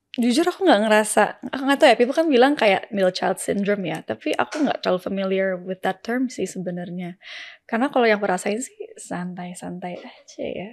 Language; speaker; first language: Indonesian; native; Indonesian